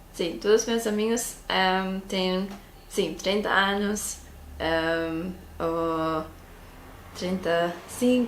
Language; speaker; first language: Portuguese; non-native, learner; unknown